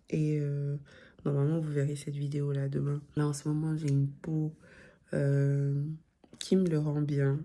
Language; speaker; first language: French; native; French